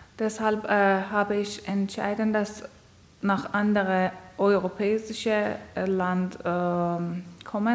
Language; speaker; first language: German; non-native, learner; Persian